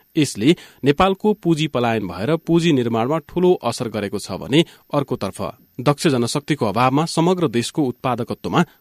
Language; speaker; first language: Nepali; native; Nepali